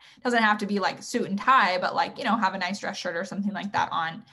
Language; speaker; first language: English; native; English